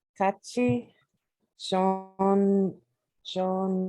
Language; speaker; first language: Korean; non-native, learner; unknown